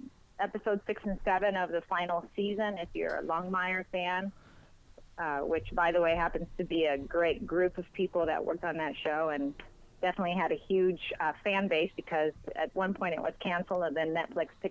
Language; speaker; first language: English; non-native, fluent; Spanish